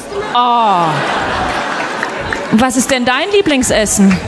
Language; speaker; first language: German; native; German